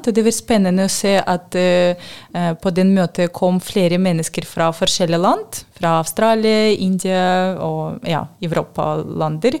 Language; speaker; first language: Norwegian; non-native, learner; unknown